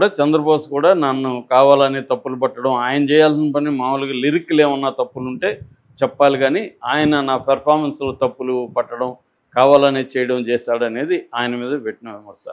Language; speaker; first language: Telugu; native; Telugu